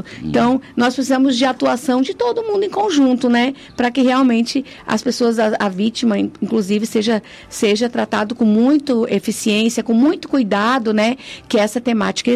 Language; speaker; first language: Portuguese; native; Portuguese